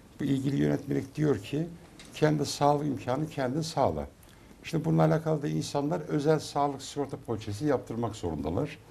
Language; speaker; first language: Turkish; native; Turkish